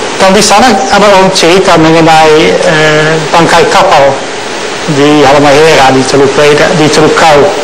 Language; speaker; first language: Indonesian; non-native, fluent; Dutch